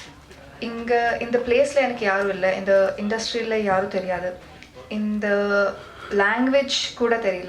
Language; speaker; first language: Tamil; non-native, learner; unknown